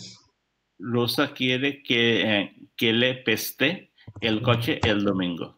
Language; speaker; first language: Spanish; non-native, learner; English